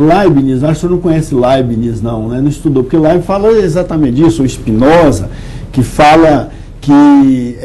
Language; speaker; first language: Portuguese; native; Portuguese